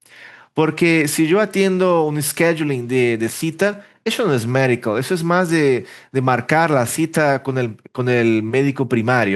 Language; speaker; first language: Spanish; early bilingual, heritage; Portuguese